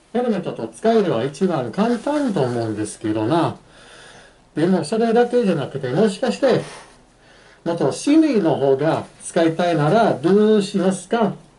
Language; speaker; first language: Japanese; non-native, fluent; English